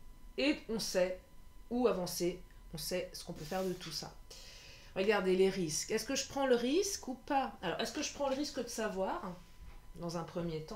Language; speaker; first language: French; native; French